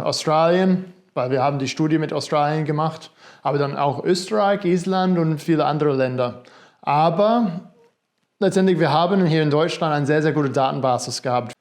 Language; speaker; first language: German; non-native, fluent; English